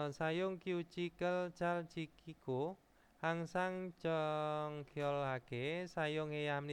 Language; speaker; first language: Korean; non-native, fluent; Indonesian